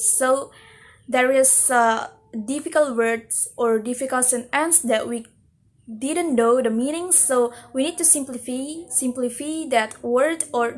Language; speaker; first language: English; non-native, learner; Indonesian